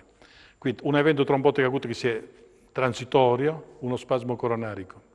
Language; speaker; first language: Italian; native; Italian